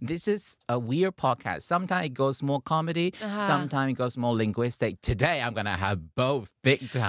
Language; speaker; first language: English; non-native, fluent; Chinese